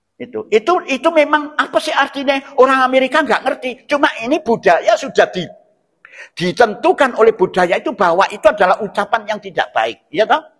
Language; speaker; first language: Indonesian; non-native, local second language; Javanese